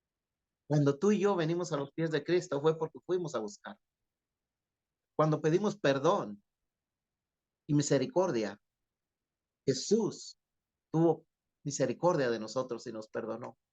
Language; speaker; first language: Spanish; native; Spanish